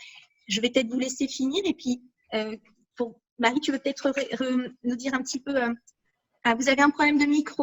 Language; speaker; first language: French; native; French